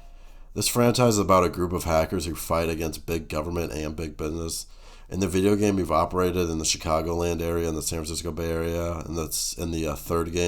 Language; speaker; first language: English; native; English